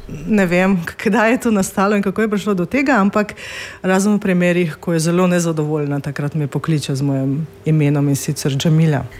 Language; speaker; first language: Slovenian; non-native, fluent; Russian